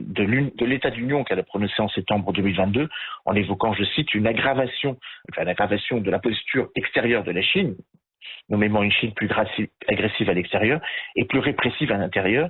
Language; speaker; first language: French; native; French